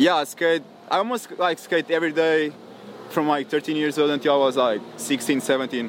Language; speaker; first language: English; non-native, fluent; Portuguese